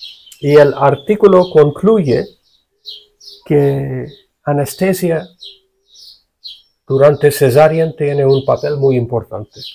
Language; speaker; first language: Spanish; non-native, fluent; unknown